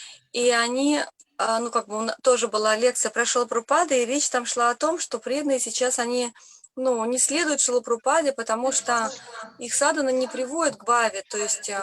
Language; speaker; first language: Russian; native; Russian